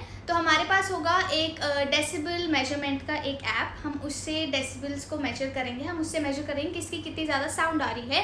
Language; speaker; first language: Hindi; native; Hindi